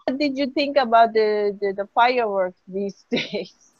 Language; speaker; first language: English; non-native, fluent; Japanese